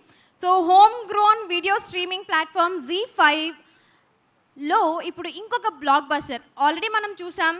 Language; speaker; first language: Telugu; native; Telugu